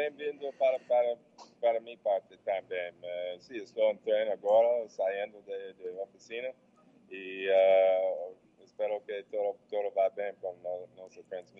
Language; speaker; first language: Portuguese; non-native, fluent; English